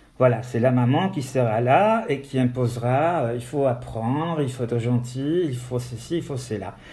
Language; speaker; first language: French; non-native, fluent; Polish